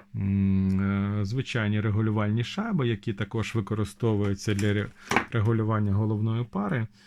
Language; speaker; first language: Ukrainian; non-native, local second language; Russian